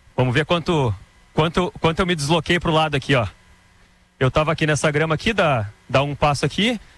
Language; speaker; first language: Portuguese; native; Portuguese